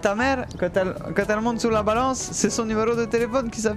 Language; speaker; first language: French; native; French